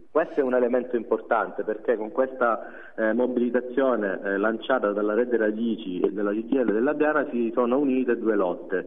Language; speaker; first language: Italian; native; Italian